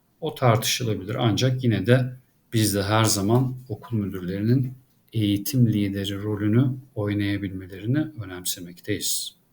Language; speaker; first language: Turkish; native; Turkish